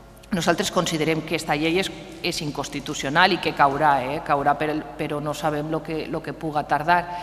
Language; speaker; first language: Catalan; native; Catalan